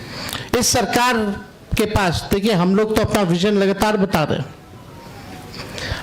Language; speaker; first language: Hindi; native; Hindi